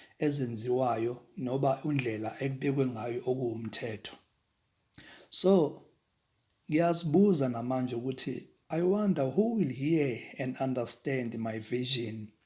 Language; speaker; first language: Zulu; non-native, local second language; Xhosa